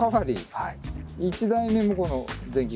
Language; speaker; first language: Japanese; native; Japanese